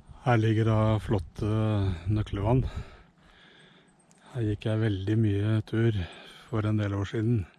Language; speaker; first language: Norwegian; native; Norwegian